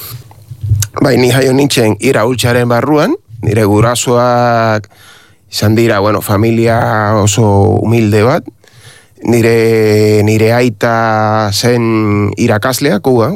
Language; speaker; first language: Basque; non-native, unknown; Spanish